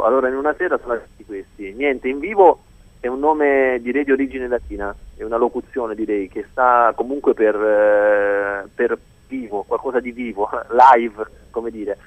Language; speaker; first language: Italian; native; Italian